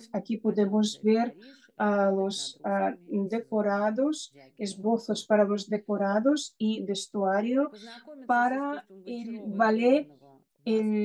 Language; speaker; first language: Spanish; non-native, fluent; Russian